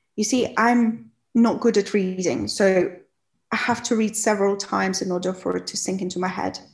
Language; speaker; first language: English; non-native, fluent; Russian